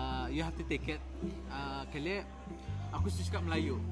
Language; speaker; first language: English; non-native, local second language; Malay